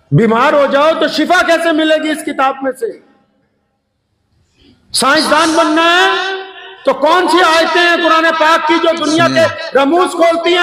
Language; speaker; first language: Urdu; native; Urdu